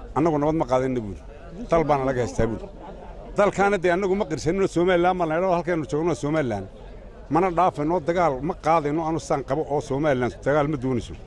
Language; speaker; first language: Somali; native; Somali